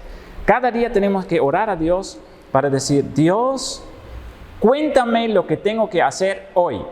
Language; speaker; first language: Spanish; non-native, fluent; Dutch